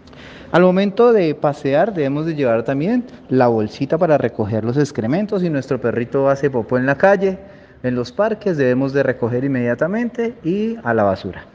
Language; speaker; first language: Spanish; native; Spanish